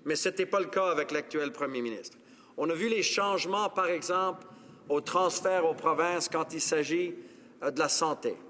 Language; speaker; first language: French; non-native, local second language; English